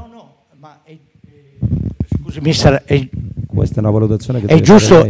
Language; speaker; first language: Italian; native; Italian